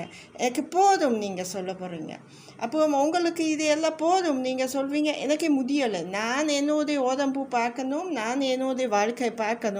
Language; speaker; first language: Tamil; non-native, learner; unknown